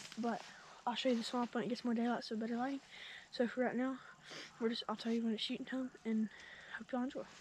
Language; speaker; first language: English; native; English